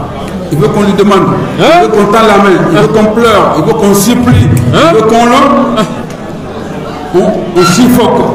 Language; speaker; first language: French; non-native, local second language; Soninke